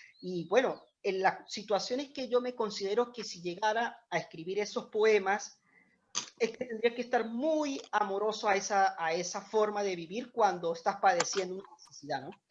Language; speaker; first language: Spanish; native; Spanish